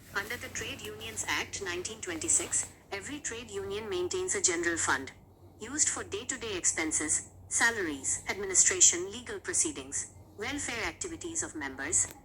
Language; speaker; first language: English; non-native, local second language; Marathi